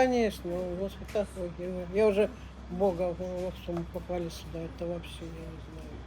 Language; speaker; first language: Russian; native; Russian